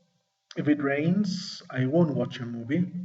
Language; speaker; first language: English; non-native, fluent; Spanish